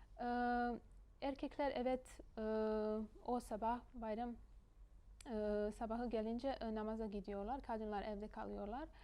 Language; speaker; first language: Turkish; non-native, fluent; Bosnian